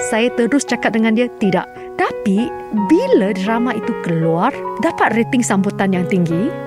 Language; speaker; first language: Malay; non-native, local second language; Chinese